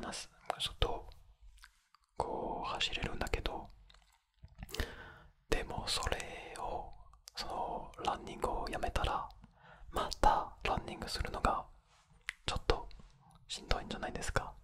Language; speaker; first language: Japanese; non-native, fluent; French